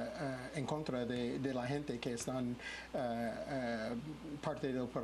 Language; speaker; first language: Spanish; non-native, fluent; English